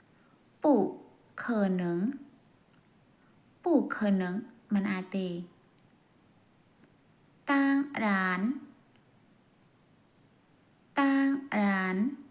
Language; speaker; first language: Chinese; non-native, learner; Khmer